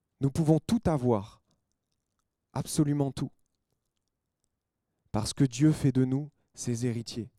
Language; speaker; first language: French; native; French